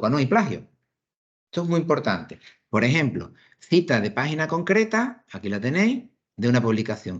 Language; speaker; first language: Spanish; native; Spanish